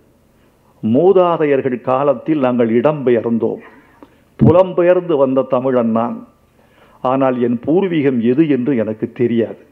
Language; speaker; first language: Tamil; native; Tamil